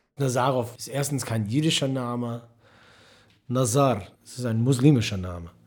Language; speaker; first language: German; non-native, fluent; English